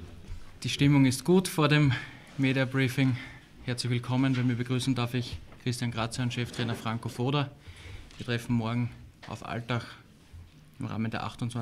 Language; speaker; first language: German; native; German